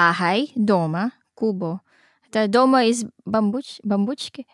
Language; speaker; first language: Russian; non-native, learner; Filipino